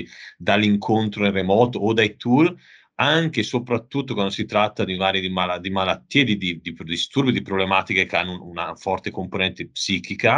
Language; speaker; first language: Italian; native; Italian